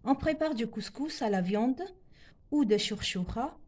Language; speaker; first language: French; non-native, local second language; Arabic